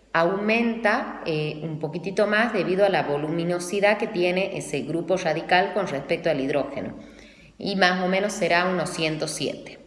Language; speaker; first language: Spanish; native; Spanish